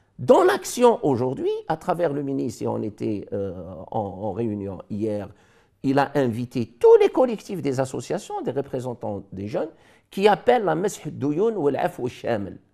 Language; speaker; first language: French; non-native, local second language; Arabic